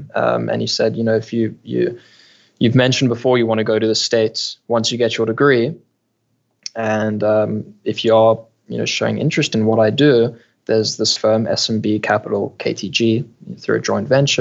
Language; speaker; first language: English; native; English